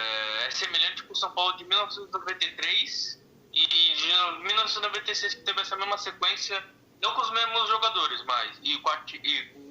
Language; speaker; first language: Portuguese; native; Portuguese